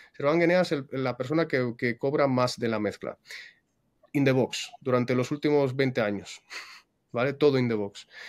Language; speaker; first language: Spanish; non-native, fluent; Russian